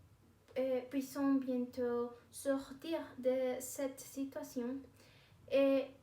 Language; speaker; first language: French; non-native, learner; Spanish